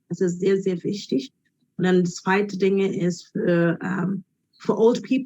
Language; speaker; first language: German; non-native, learner; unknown